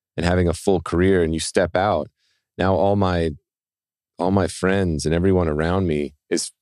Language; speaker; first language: English; native; English